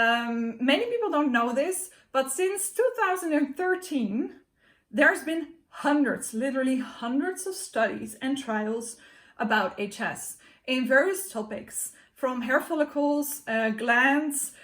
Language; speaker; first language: English; non-native, fluent; Dutch